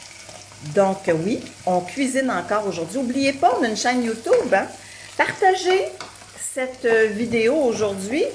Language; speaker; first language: French; native; French